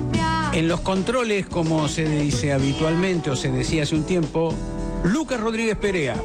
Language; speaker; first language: Spanish; native; Spanish